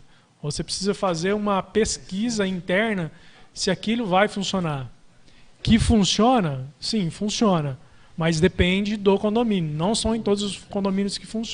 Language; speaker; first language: Portuguese; native; Portuguese